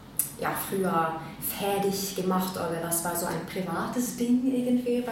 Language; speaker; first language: German; non-native, fluent; Norwegian